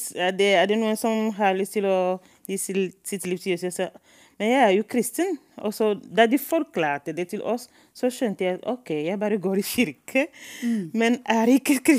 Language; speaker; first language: Norwegian; non-native, fluent; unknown